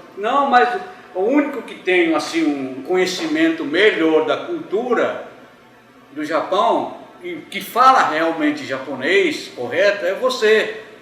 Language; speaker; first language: Portuguese; early bilingual, other home language; Japanese